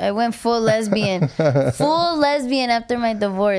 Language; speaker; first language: English; early bilingual, other home language; Spanish